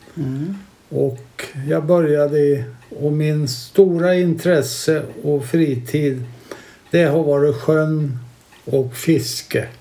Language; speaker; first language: Swedish; native; Swedish